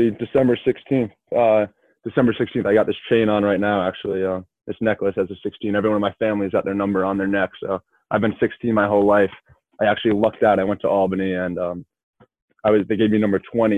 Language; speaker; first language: English; native; English